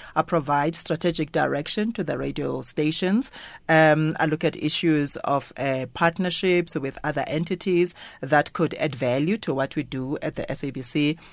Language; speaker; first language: English; non-native, local second language; Xhosa